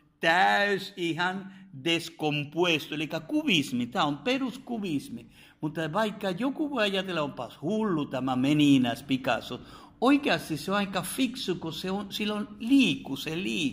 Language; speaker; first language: Finnish; non-native, fluent; Spanish